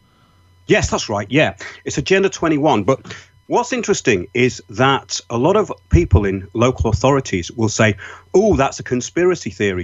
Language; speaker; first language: English; native; English